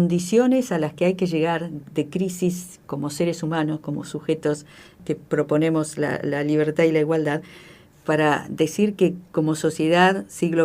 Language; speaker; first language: Spanish; native; Spanish